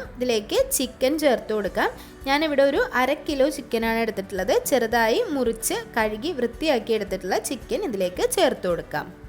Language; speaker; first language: Malayalam; native; Malayalam